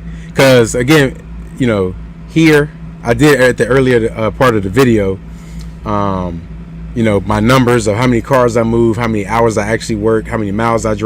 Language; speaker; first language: English; native; English